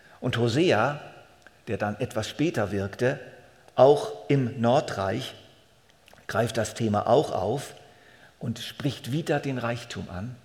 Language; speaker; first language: German; native; German